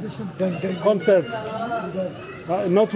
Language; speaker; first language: English; non-native, learner; French